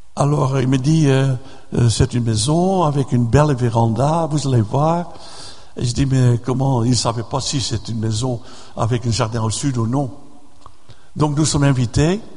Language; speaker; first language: French; non-native, fluent; Dutch